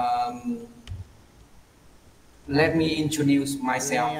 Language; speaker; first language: English; non-native, learner; Vietnamese